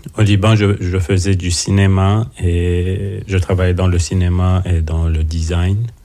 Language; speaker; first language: French; non-native, local second language; Arabic